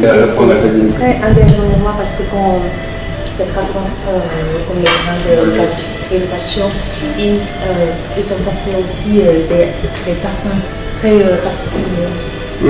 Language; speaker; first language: French; non-native, learner; Chinese